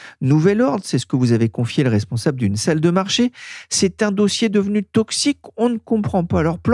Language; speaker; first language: French; native; French